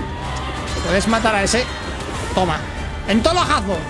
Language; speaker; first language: Spanish; native; Spanish